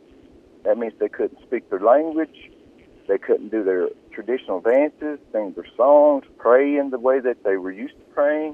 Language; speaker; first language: English; early bilingual, other home language; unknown